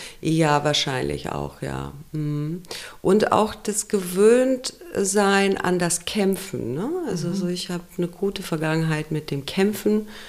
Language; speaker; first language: German; early bilingual, other home language; Romanian